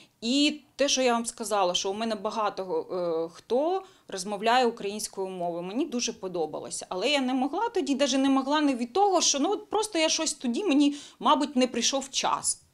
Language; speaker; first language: Ukrainian; non-native, local second language; Bulgarian